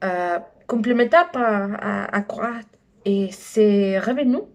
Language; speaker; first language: French; non-native, learner; Spanish